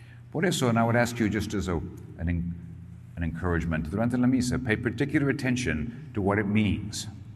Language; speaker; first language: English; early bilingual, other home language; Spanish